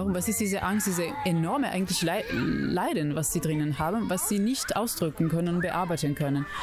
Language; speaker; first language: German; non-native, fluent; Italian